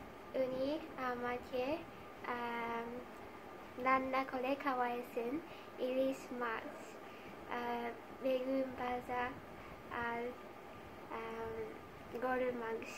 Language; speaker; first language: Bangla; non-native, fluent; Japanese